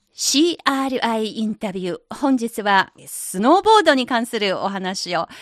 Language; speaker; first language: Japanese; non-native, fluent; Chinese